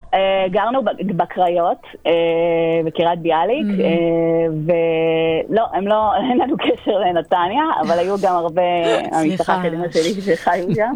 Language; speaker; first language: Hebrew; native; Hebrew